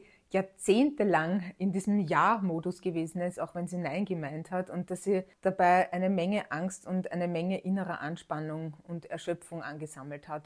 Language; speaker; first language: German; native; German